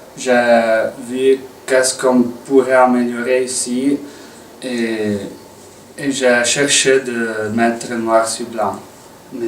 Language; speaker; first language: French; non-native, local second language; Italian